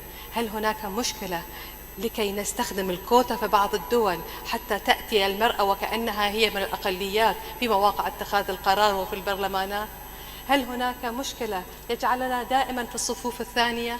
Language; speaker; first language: Arabic; native; Arabic